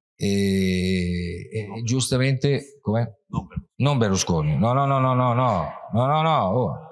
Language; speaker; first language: Italian; native; Italian